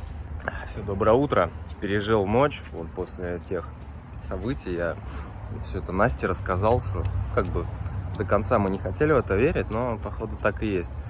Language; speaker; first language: Russian; native; Russian